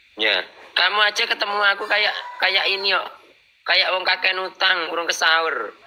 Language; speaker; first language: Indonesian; non-native, local second language; Javanese